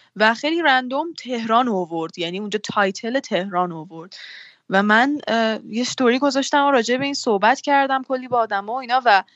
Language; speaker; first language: Persian; native; Persian